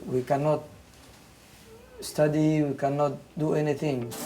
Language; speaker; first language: English; non-native, fluent; Arabic